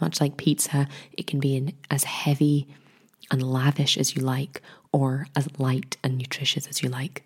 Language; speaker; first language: English; native; English